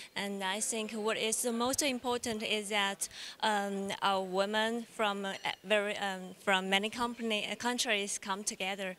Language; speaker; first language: English; non-native, learner; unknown